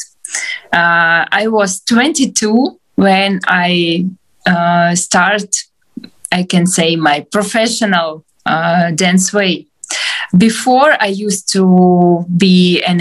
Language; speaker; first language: English; non-native, fluent; Ukrainian